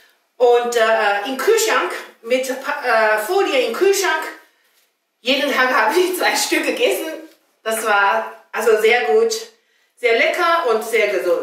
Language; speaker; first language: German; non-native, fluent; Chinese